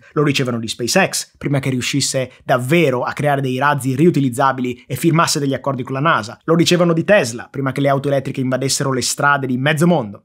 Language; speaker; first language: Italian; native; Italian